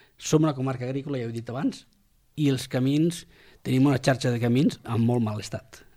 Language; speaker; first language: Catalan; non-native, local second language; Spanish